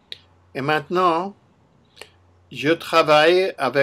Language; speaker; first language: French; non-native, learner; English